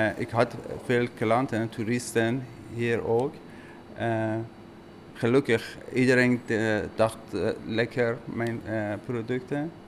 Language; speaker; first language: Dutch; non-native, learner; Persian